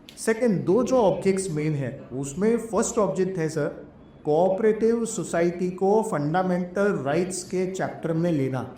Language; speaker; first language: Hindi; non-native, local second language; Marathi